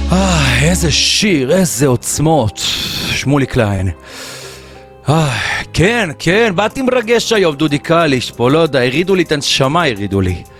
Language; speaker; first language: Hebrew; native; Hebrew